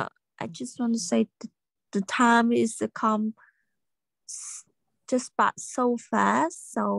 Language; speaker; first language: English; non-native, learner; Vietnamese